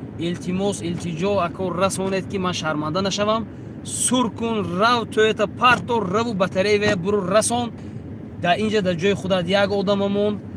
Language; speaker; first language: Tajik; native; Tajik